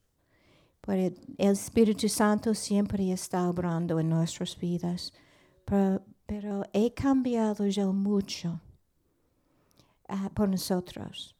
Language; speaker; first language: Spanish; non-native, learner; English